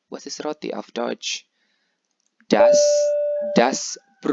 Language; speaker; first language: German; non-native, fluent; Indonesian